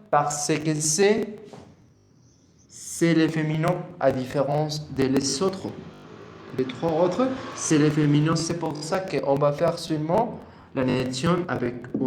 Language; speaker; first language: French; non-native, learner; Spanish